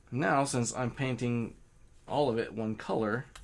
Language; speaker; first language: English; native; English